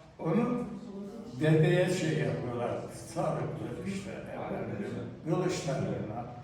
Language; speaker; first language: Turkish; native; Turkish